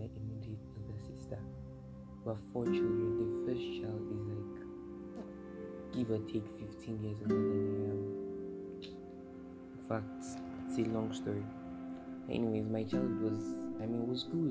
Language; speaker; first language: English; non-native, local second language; Yoruba